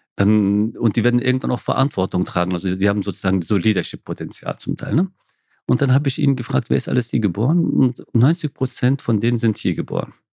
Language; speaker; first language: German; early bilingual, other home language; Kurdish